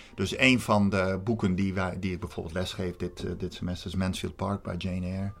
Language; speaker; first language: Dutch; native; Dutch